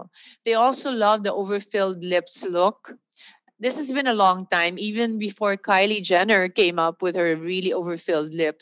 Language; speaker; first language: English; non-native, local second language; Filipino